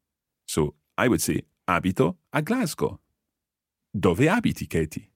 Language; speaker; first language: Italian; non-native, learner; English